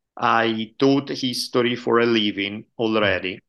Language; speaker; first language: English; non-native, fluent; Italian